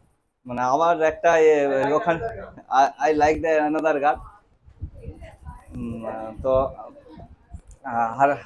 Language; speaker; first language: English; non-native, learner; Bangla